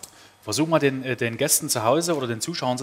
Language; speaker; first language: German; native; German